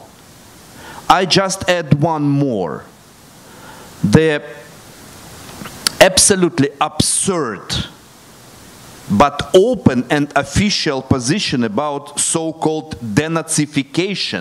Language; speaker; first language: English; non-native, fluent; Russian